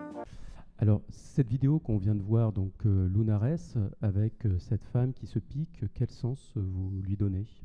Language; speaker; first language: French; native; French